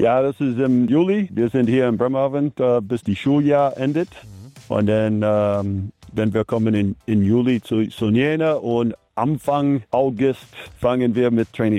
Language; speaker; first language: German; non-native, learner; English